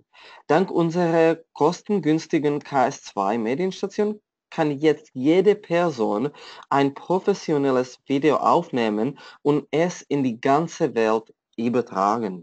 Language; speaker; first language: German; non-native, fluent; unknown